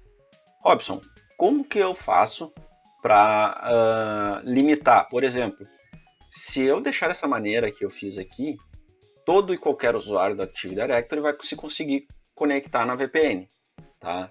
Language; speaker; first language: Portuguese; native; Portuguese